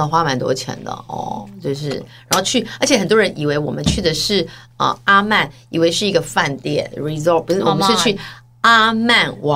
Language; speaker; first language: Chinese; native; Chinese